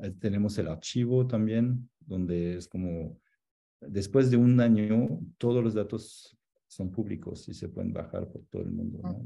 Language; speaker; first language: Spanish; non-native, fluent; French